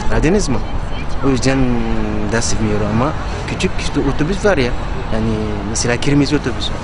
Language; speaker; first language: Turkish; non-native, learner; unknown